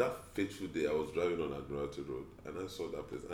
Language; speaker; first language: English; non-native, local second language; Yoruba